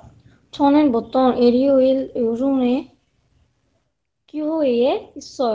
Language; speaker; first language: Korean; non-native, learner; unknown